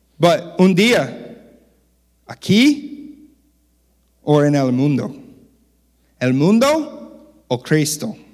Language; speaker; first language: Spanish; non-native, learner; English